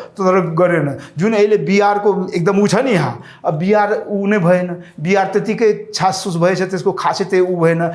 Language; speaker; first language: Nepali; non-native, local second language; Rana Tharu